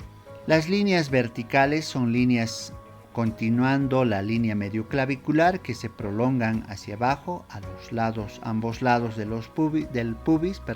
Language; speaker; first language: Spanish; native; Spanish